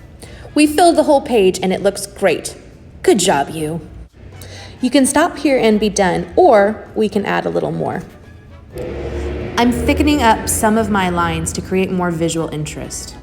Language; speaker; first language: English; native; English